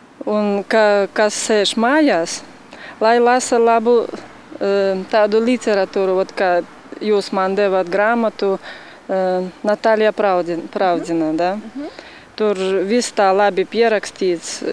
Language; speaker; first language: Latvian; non-native, local second language; Russian